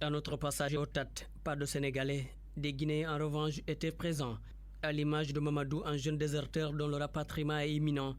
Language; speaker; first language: French; native; French